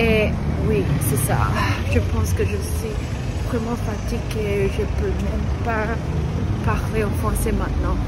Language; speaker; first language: French; non-native, learner; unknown